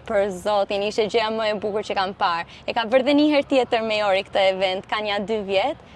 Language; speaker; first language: Albanian; early bilingual, heritage; Albanian